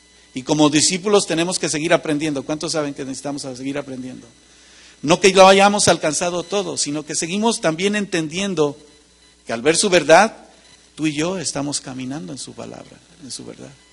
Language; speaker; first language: Spanish; native; Spanish